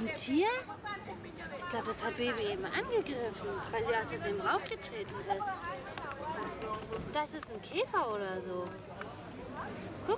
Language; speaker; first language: German; native; German